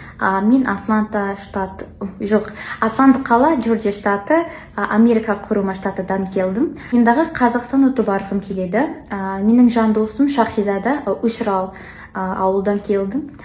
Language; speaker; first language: Kazakh; non-native, learner; English